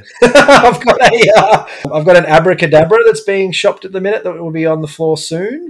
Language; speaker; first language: English; native; English